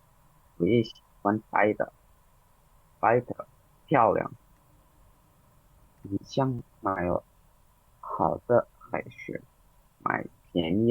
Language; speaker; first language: Chinese; non-native, learner; Indonesian